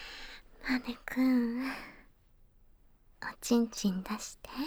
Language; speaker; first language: Japanese; native; Japanese